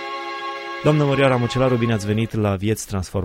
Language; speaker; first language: Romanian; native; Romanian